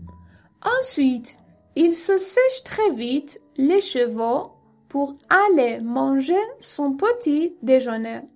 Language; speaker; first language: French; non-native, fluent; Persian